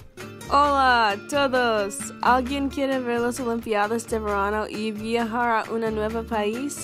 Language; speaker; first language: Spanish; non-native, learner; English